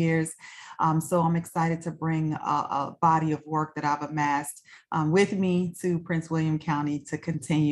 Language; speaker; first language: English; native; English